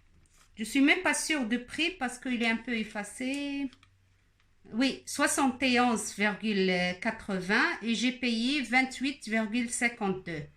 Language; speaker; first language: French; non-native, local second language; Arabic